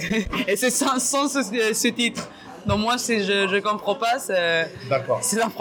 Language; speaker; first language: French; non-native, learner; Hebrew